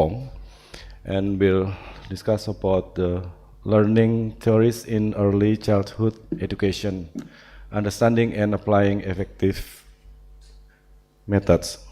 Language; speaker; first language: English; non-native, learner; Indonesian